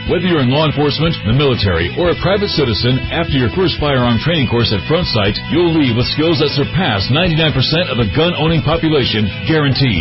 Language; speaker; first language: English; native; English